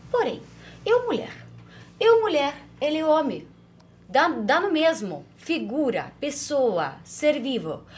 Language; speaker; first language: Portuguese; non-native, fluent; Ukrainian